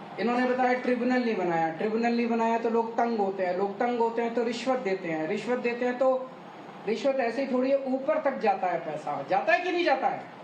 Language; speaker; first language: Hindi; native; Hindi